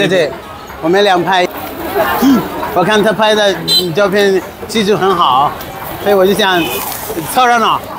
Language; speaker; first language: Chinese; non-native, fluent; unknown